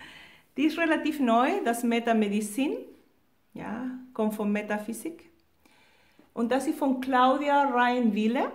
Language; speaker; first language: German; non-native, fluent; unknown